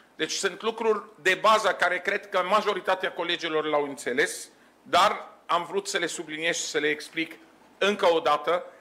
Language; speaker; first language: Romanian; non-native, fluent; Arabic